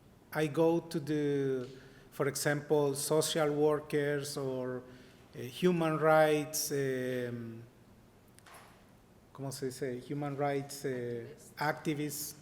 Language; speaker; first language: English; non-native, learner; Spanish